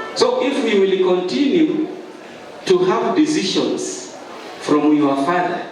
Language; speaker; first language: English; non-native, local second language; Swahili